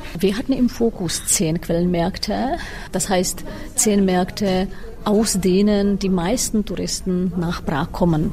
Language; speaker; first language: German; non-native, fluent; Czech